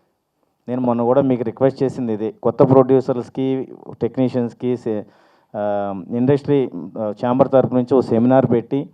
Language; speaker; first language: Telugu; native; Telugu